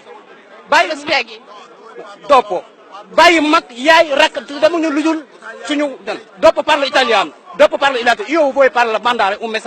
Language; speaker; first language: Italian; non-native, learner; Wolof